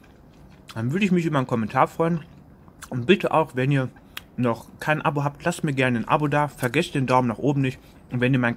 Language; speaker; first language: German; native; German